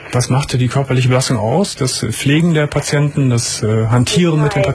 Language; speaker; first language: German; native; German